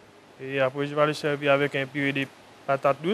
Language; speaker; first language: French; non-native, learner; Seselwa Creole French